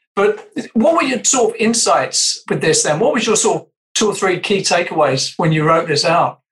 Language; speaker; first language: English; native; English